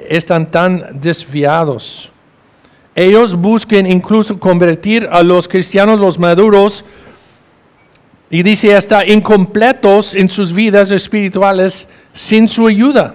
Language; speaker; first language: Spanish; non-native, fluent; English